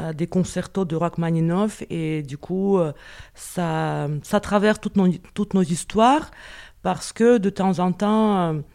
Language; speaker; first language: French; non-native, fluent; Russian